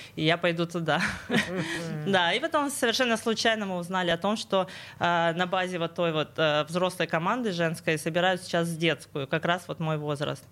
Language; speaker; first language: Russian; native; Russian